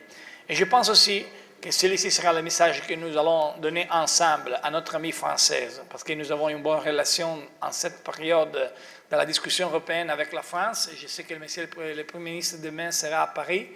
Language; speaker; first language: French; non-native, fluent; Italian